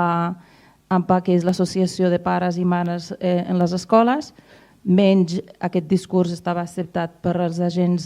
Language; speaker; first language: Catalan; non-native, fluent; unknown